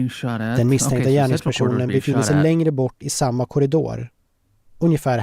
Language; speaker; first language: Swedish; native; Swedish